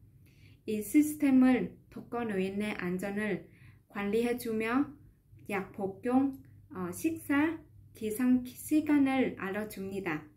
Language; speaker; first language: Korean; non-native, fluent; Vietnamese